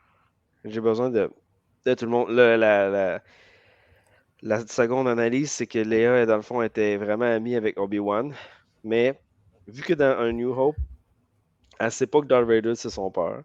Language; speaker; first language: French; native; French